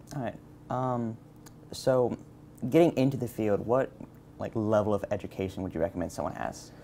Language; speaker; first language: English; native; English